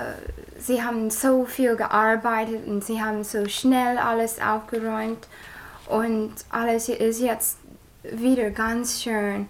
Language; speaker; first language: German; non-native, learner; English